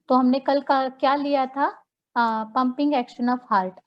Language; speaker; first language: Hindi; non-native, local second language; Marathi